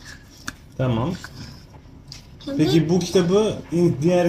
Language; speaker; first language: Turkish; native; Turkish